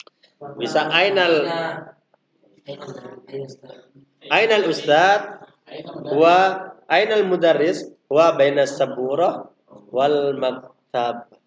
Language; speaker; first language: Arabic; non-native, fluent; Indonesian